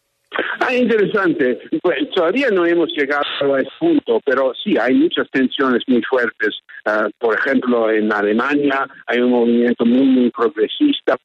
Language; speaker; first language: Spanish; early bilingual, heritage; English